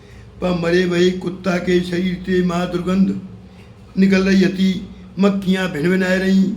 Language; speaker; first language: Hindi; native; Hindi